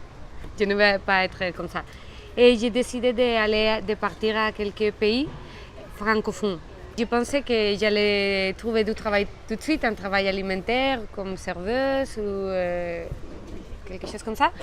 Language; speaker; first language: French; non-native, fluent; Spanish